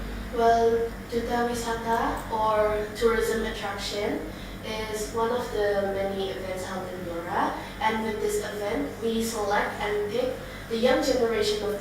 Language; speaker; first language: English; non-native, fluent; Indonesian